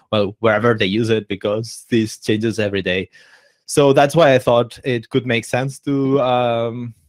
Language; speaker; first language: English; non-native, fluent; Catalan